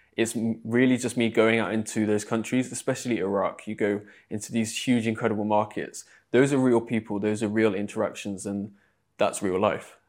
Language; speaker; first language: English; native; English